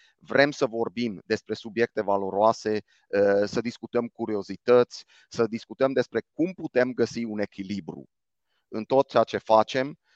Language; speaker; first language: Romanian; non-native, local second language; Hungarian